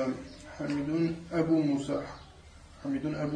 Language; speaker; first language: Arabic; non-native, learner; French